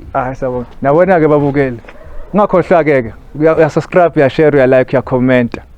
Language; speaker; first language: Zulu; native; Zulu